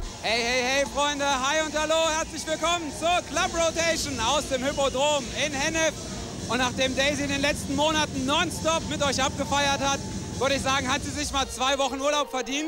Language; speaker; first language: German; native; German